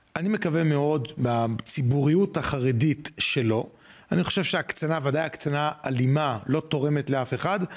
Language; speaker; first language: Hebrew; native; Hebrew